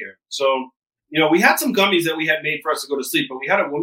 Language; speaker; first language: English; native; English